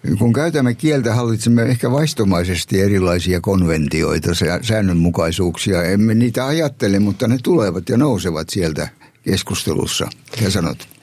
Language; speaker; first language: Finnish; native; Finnish